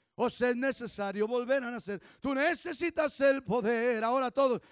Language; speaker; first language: Spanish; early bilingual, heritage; Spanish